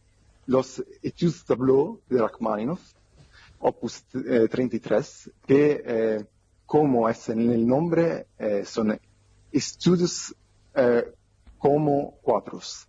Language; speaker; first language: Spanish; non-native, fluent; Italian